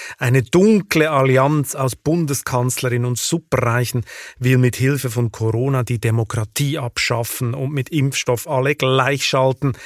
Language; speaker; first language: German; native; German